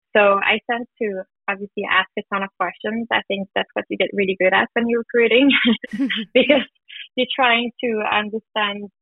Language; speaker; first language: English; non-native, fluent; German